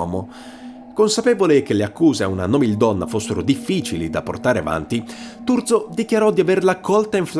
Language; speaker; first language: Italian; native; Italian